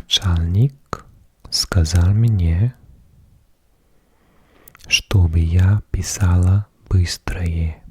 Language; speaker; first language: Russian; non-native, learner; English